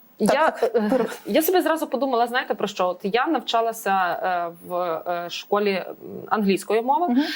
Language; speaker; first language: Ukrainian; native; Ukrainian